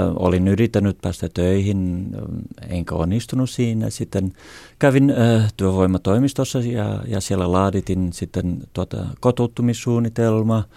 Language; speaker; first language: Finnish; non-native, fluent; Portuguese